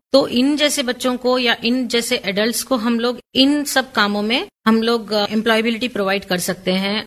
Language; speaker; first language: Urdu; native; Urdu